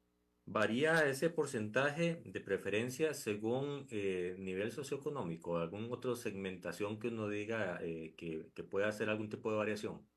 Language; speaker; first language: Spanish; native; Spanish